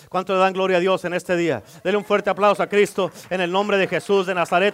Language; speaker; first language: Spanish; native; Spanish